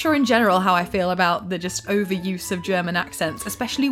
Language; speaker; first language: English; native; English